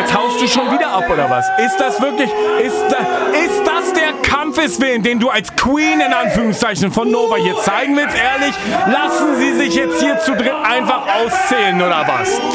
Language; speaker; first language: German; native; German